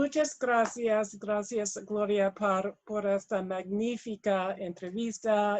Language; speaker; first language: Spanish; non-native, learner; English